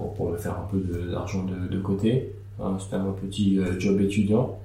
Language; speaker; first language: French; early bilingual, other home language; Aramaic